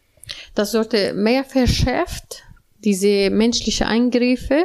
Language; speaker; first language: German; non-native, learner; Arabic